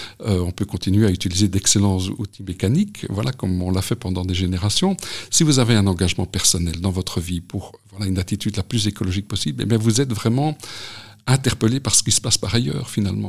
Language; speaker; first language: French; native; French